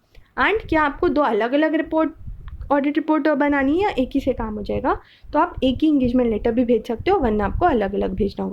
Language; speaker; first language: Hindi; native; Hindi